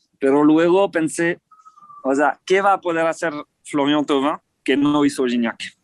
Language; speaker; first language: Spanish; non-native, fluent; French